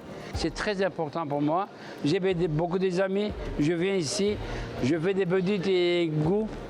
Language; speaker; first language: French; non-native, fluent; Turkish